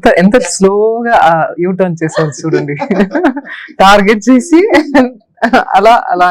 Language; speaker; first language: Telugu; non-native, local second language; Tamil